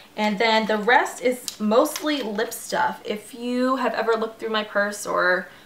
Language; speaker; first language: English; native; English